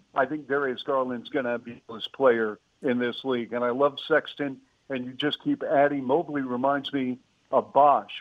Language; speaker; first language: English; native; English